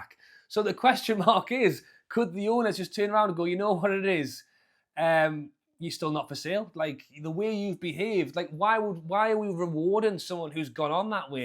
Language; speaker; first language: English; native; English